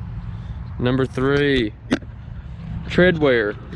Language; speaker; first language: English; native; English